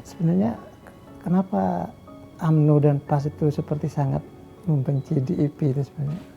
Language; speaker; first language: Indonesian; native; Indonesian